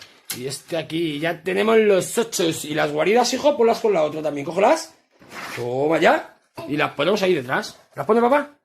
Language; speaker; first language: Spanish; native; Spanish